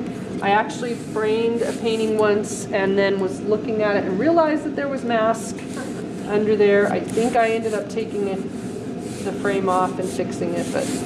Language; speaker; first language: English; native; English